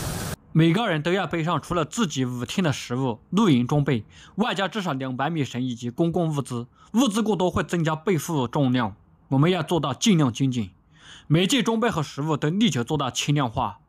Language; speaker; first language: Chinese; native; Chinese